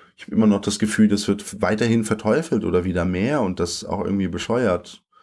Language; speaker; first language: German; native; German